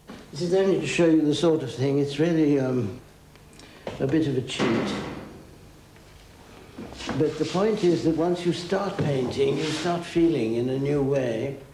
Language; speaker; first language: English; native; English